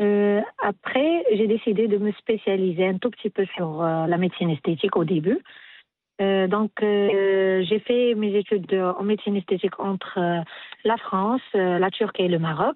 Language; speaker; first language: French; non-native, local second language; Arabic